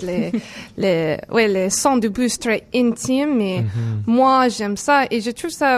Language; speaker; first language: French; non-native, learner; English